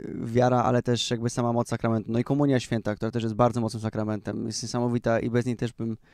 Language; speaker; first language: Polish; native; Polish